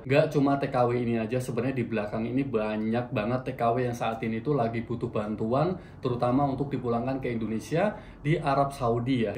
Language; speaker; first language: Indonesian; native; Indonesian